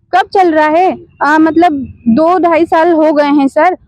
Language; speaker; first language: Hindi; native; Hindi